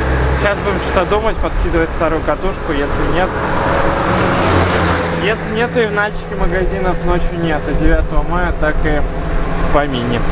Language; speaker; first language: Russian; native; Russian